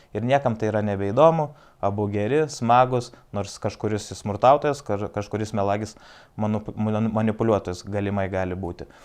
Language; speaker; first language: Lithuanian; native; Lithuanian